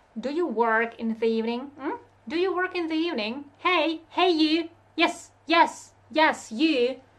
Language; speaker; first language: English; non-native, fluent; Russian